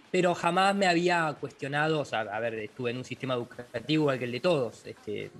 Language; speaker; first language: Spanish; native; Spanish